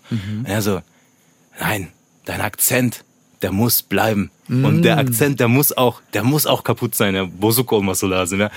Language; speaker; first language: German; native; German